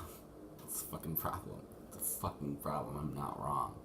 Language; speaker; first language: English; native; English